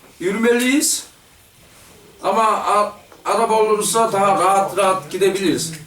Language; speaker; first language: Turkish; non-native, fluent; Korean